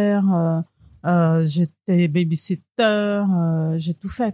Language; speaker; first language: French; non-native, fluent; Portuguese